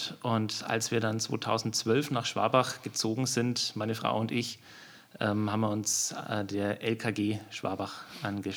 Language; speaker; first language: German; native; German